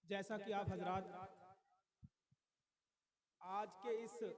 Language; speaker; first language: Hindi; native; Hindi